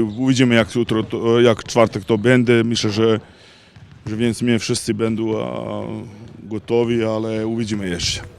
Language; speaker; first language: Polish; non-native, learner; Serbian